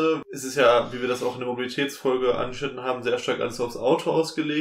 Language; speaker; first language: German; native; German